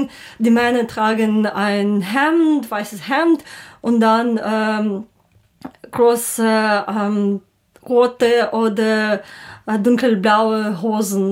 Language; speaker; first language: German; non-native, learner; Ukrainian